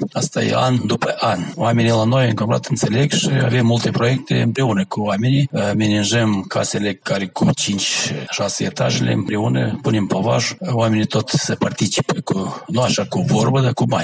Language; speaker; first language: Romanian; non-native, local second language; Gagauz